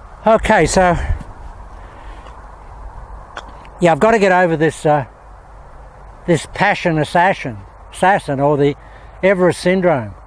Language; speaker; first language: English; native; English